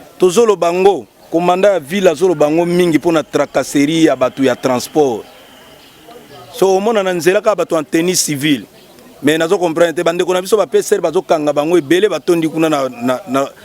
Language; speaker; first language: Lingala; native; Lingala